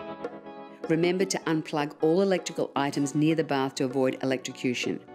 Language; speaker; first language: English; native; English